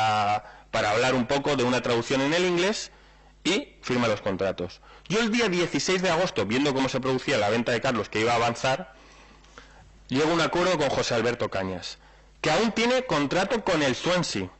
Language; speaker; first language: Spanish; native; Spanish